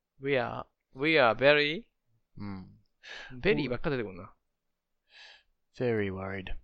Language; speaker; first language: English; non-native, learner; Japanese